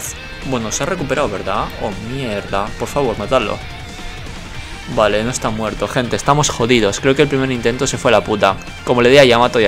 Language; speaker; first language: Spanish; native; Spanish